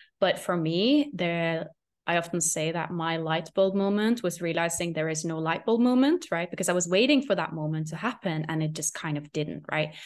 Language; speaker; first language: English; non-native, fluent; Norwegian